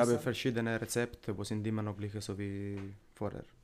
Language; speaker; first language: German; non-native, learner; Italian